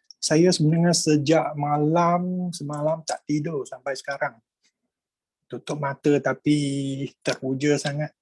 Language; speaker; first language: Malay; non-native, local second language; Chinese